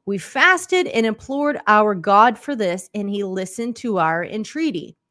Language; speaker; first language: English; native; English